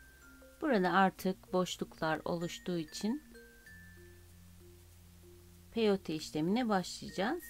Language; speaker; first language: Turkish; native; Turkish